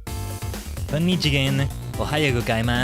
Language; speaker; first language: Japanese; non-native, learner; English